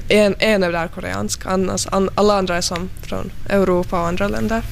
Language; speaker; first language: Swedish; early bilingual, other home language; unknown